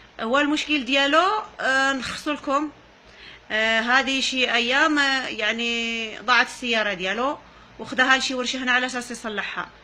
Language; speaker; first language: Arabic; native; Arabic